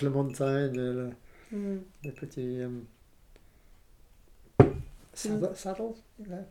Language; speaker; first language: French; non-native, learner; English